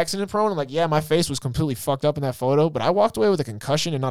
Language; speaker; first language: English; native; English